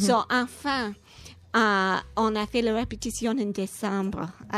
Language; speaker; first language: French; non-native, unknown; English